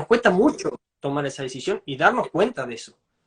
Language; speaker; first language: Spanish; native; Spanish